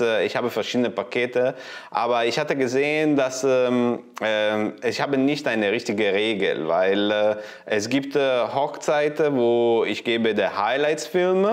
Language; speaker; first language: German; non-native, learner; Italian